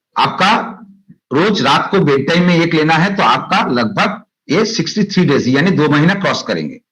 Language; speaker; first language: Hindi; non-native, local second language; Bangla